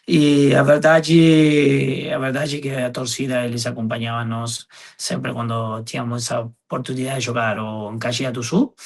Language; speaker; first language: Portuguese; non-native, fluent; Spanish